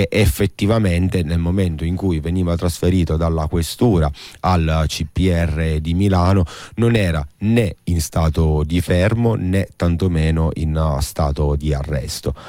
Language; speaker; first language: Italian; native; Italian